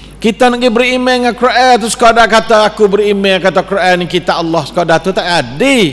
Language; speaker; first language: Malay; native; Malay